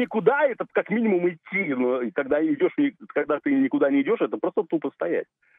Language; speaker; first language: Russian; native; Russian